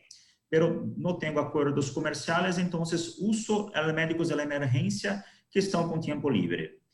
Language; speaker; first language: Spanish; non-native, learner; Portuguese